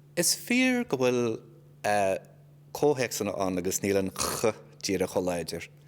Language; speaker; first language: Irish; native; Irish